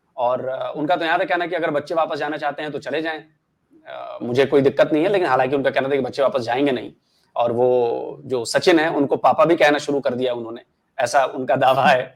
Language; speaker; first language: Hindi; native; Hindi